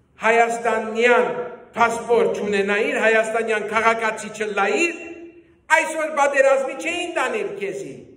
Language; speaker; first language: Armenian; early bilingual, heritage; Armenian